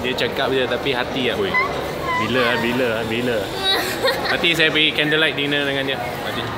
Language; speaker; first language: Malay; non-native, local second language; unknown